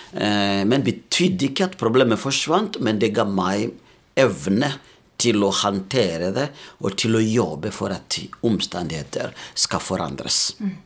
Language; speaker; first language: Norwegian; non-native, fluent; Rundi